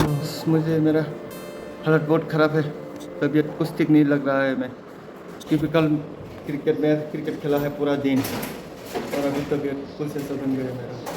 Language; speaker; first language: Hindi; non-native, local second language; Kok Borok